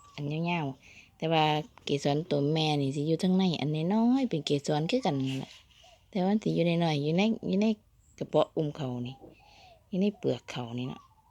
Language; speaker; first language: Thai; native; Thai